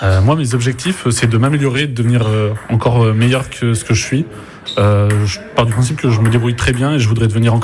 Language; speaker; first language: French; native; French